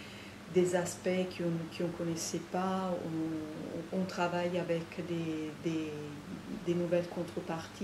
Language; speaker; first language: French; non-native, fluent; Italian